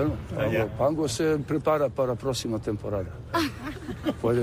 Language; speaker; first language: Spanish; non-native, fluent; Serbian